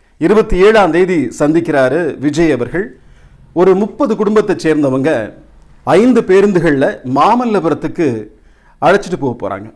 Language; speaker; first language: Tamil; native; Tamil